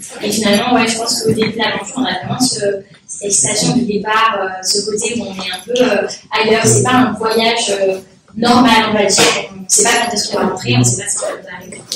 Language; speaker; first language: French; native; French